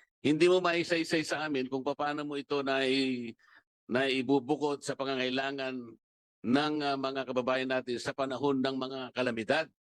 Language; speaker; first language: Filipino; non-native, local second language; Pampanga